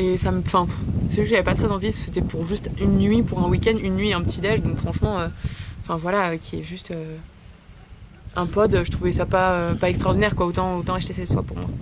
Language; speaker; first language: French; native; French